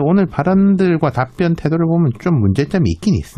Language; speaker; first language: Korean; native; Korean